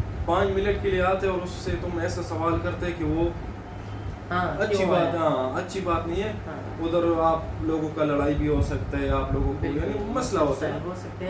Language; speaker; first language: Hindi; non-native, local second language; Pashto